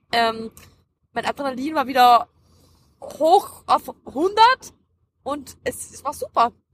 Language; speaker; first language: German; early bilingual, other home language; Dutch